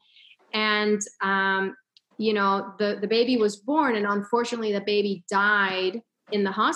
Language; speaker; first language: English; non-native, fluent; Persian